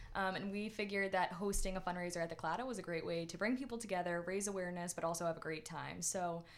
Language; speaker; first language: English; native; English